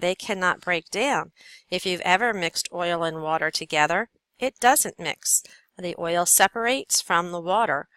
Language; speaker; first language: English; native; English